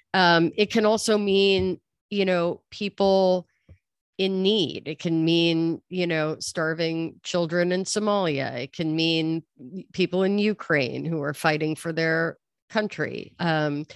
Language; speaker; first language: English; native; English